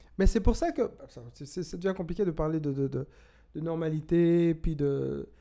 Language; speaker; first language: French; non-native, local second language; Kinyarwanda